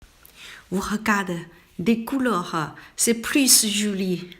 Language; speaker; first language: French; non-native, learner; Thai